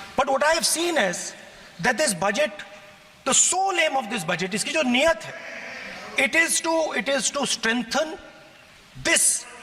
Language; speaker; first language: English; non-native, local second language; Hindi